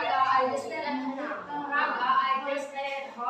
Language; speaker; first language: English; non-native, learner; Indonesian